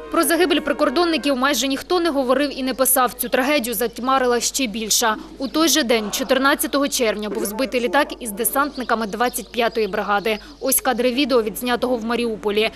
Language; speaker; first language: Ukrainian; native; Ukrainian